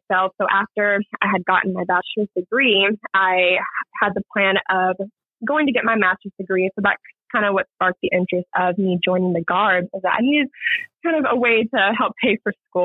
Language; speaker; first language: English; native; English